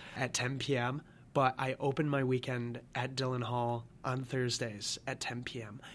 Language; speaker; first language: English; native; English